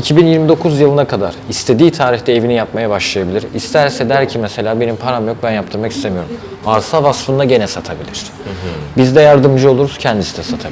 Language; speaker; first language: Turkish; native; Turkish